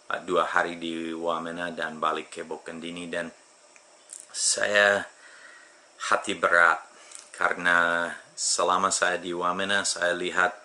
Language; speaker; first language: Indonesian; non-native, fluent; English